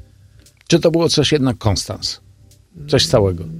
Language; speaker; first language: Polish; native; Polish